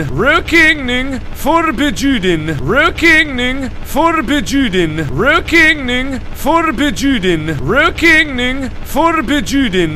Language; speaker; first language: Swedish; non-native, learner; English